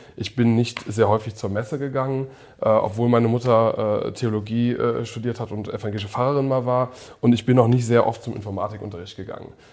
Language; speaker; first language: German; early bilingual, other home language; English